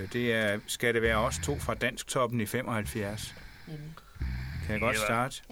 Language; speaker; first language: Danish; native; Danish